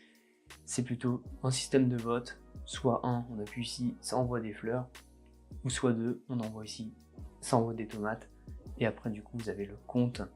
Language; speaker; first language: French; native; French